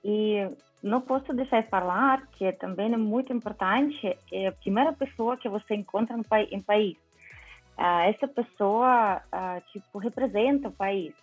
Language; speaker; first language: Portuguese; non-native, fluent; Ukrainian